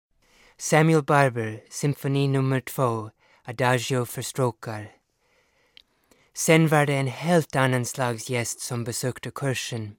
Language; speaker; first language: Swedish; non-native, fluent; English